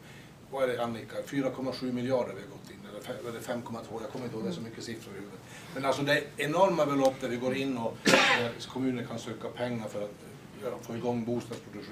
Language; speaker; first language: Swedish; native; Swedish